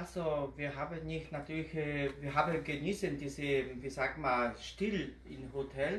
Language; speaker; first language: German; non-native, learner; Polish